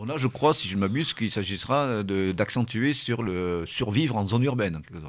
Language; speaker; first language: French; native; French